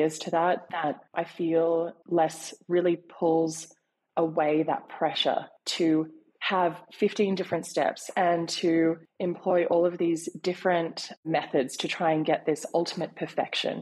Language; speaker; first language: English; native; English